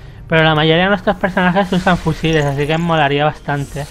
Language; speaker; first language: Spanish; native; Spanish